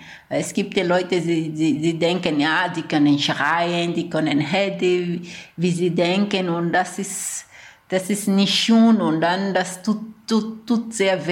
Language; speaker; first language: German; non-native, learner; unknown